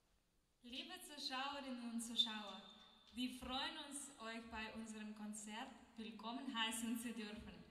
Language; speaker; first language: German; non-native, learner; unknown